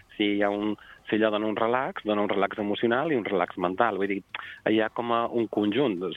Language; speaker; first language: Catalan; native; Catalan